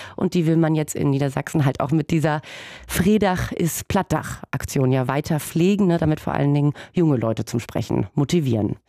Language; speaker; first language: German; native; German